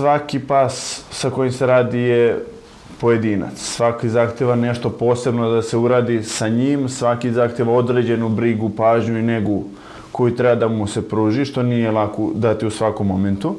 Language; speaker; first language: Serbian; native; Serbian